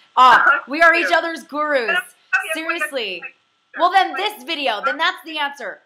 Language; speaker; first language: English; native; English